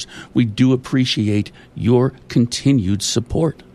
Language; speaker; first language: English; native; English